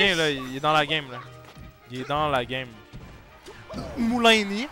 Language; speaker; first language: French; native; French